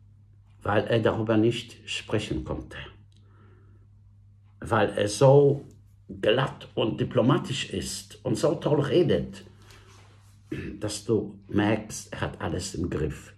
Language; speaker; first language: German; non-native, fluent; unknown